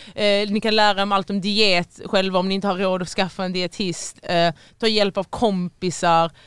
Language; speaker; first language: Swedish; native; Swedish